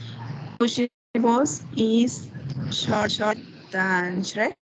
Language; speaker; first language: English; non-native, learner; Spanish